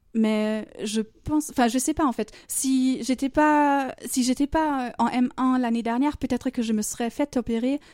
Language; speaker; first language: French; non-native, fluent; German